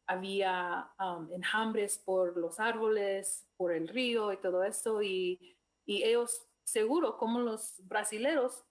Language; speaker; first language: Spanish; non-native, fluent; English